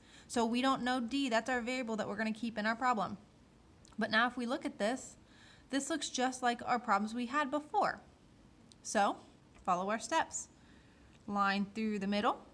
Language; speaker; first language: English; native; English